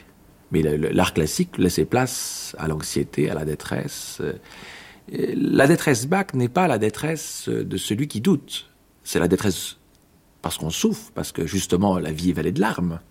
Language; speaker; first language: French; native; French